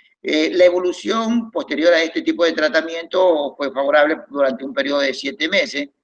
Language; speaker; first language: Spanish; native; Spanish